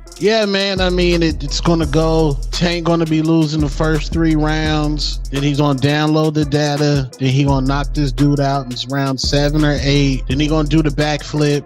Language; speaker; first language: English; native; English